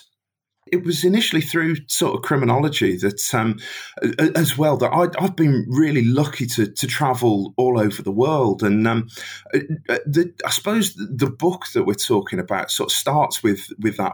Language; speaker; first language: English; native; English